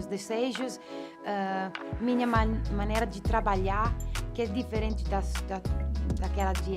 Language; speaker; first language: Portuguese; non-native, fluent; Italian